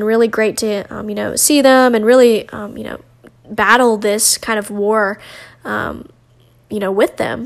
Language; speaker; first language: English; native; English